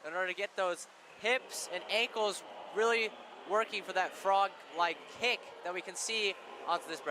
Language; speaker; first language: English; native; English